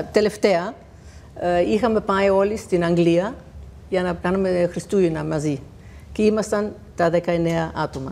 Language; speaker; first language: Greek; non-native, fluent; Danish